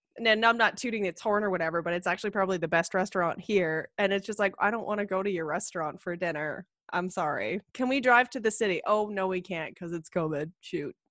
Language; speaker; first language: English; native; English